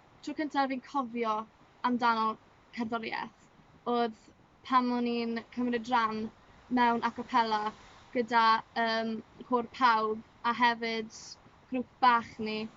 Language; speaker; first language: Welsh; non-native, local second language; English